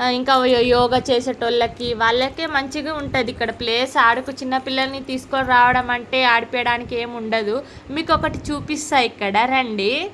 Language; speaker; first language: Telugu; non-native, local second language; Lambadi